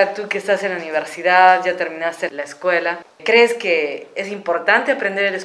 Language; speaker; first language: Spanish; native; Spanish